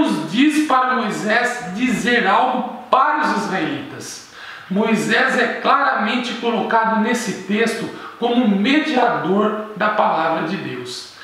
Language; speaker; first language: Portuguese; native; Portuguese